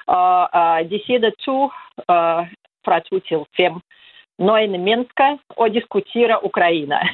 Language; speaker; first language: Danish; non-native, fluent; Russian